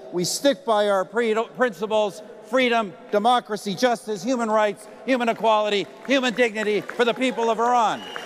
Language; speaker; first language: English; native; English